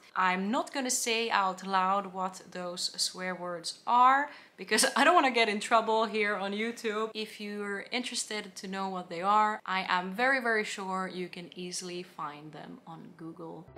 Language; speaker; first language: English; non-native, fluent; Finnish